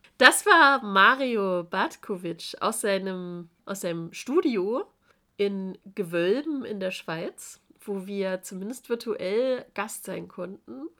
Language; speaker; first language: German; native; German